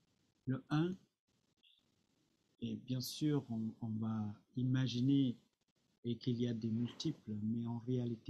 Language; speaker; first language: French; non-native, fluent; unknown